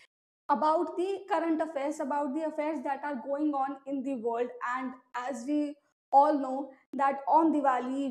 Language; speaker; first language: English; non-native, local second language; Hindi